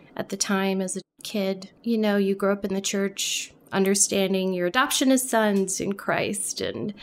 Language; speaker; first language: English; non-native, local second language; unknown